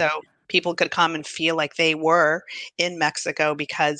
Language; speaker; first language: English; native; English